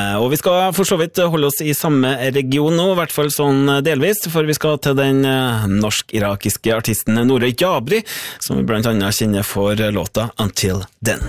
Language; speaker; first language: Norwegian; native; Norwegian